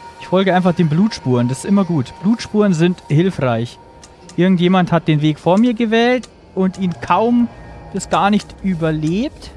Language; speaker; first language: German; native; German